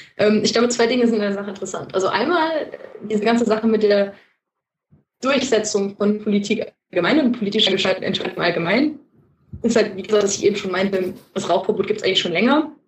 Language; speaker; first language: German; native; German